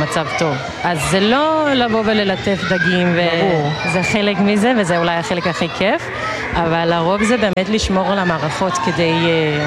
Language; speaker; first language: Hebrew; non-native, fluent; Danish